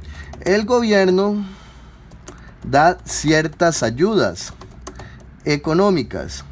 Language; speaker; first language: Spanish; native; Spanish